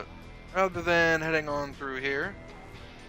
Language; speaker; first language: English; native; English